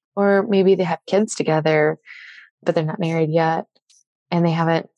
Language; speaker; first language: English; native; English